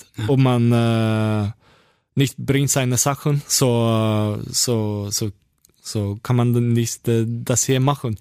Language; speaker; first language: German; non-native, learner; Norwegian